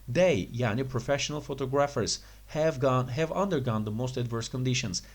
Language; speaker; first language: English; non-native, fluent; Turkish